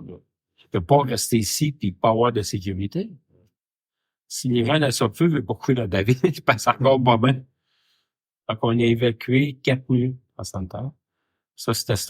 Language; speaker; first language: French; native; French